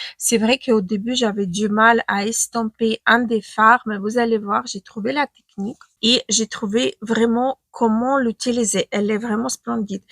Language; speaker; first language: French; non-native, fluent; Ukrainian